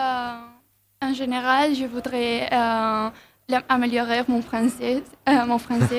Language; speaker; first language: French; non-native, learner; Spanish